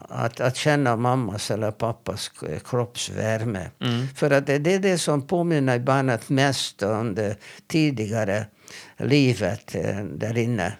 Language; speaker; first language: Swedish; non-native, fluent; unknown